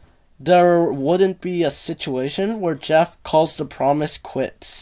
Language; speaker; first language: English; native; English